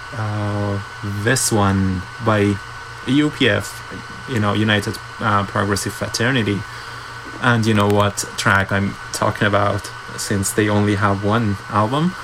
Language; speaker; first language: English; non-native, fluent; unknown